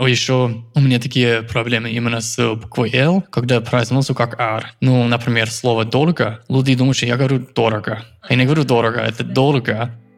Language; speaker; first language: Russian; non-native, fluent; English